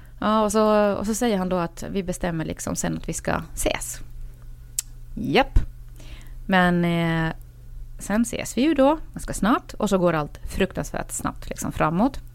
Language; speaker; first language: Swedish; native; Swedish